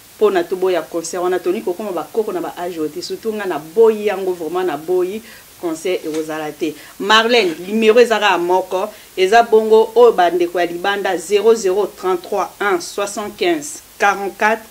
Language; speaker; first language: Lingala; non-native, local second language; Kongo